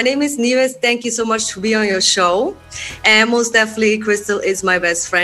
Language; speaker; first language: English; non-native, fluent; Swiss German